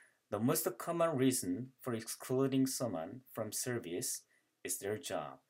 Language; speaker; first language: English; non-native, fluent; Korean